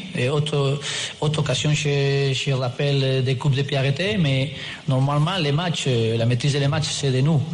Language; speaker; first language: French; non-native, learner; Spanish